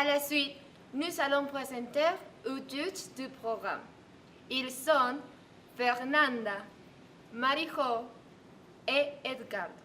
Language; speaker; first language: French; non-native, learner; Spanish